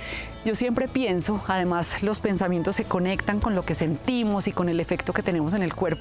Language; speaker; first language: Spanish; native; Spanish